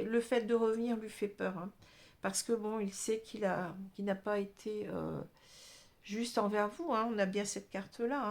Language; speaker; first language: French; native; French